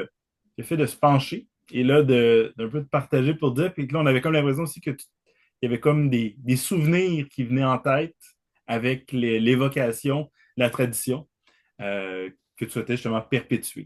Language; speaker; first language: French; native; French